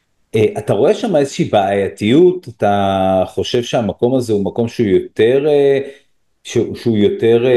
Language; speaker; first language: Hebrew; native; Hebrew